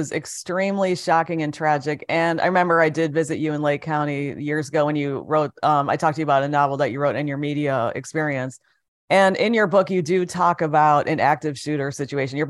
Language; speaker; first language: English; native; English